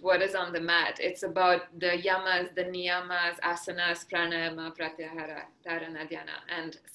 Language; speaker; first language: English; non-native, fluent; Marathi